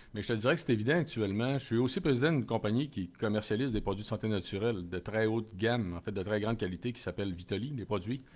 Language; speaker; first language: French; native; French